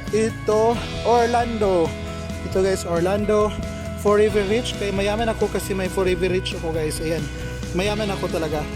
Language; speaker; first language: Filipino; non-native, local second language; Cebuano